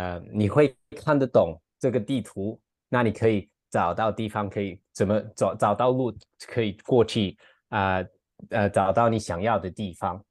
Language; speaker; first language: Chinese; non-native, fluent; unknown